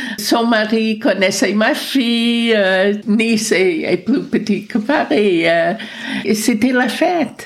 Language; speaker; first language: French; non-native, fluent; English